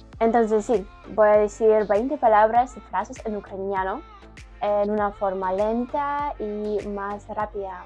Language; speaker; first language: Spanish; non-native, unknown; Ukrainian